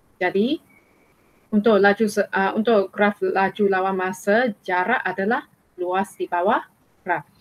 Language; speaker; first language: Malay; non-native, local second language; Chinese